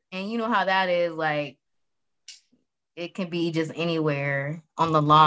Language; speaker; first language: English; native; English